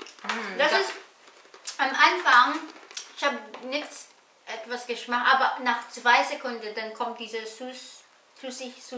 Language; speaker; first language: German; non-native, learner; Filipino